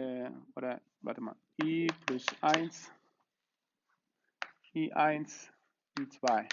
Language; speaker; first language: German; non-native, fluent; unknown